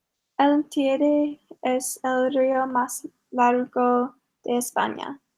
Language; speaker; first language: Spanish; non-native, learner; English